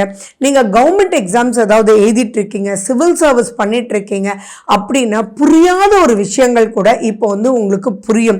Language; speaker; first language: Tamil; native; Tamil